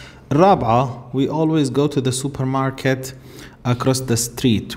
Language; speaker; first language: English; non-native, fluent; Arabic